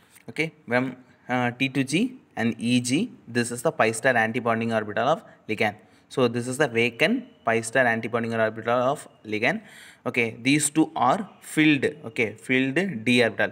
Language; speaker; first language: English; non-native, local second language; Tamil